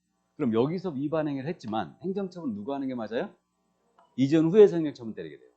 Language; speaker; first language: Korean; native; Korean